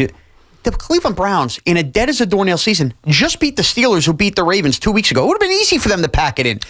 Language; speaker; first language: English; native; English